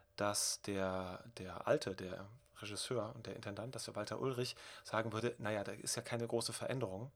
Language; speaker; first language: German; native; German